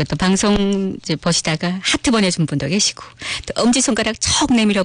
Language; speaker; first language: Korean; early bilingual, heritage; Korean